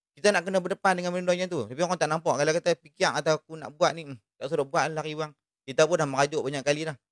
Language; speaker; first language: Malay; native; Malay